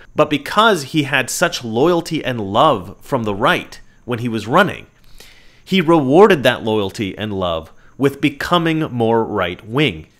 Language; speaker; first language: English; native; English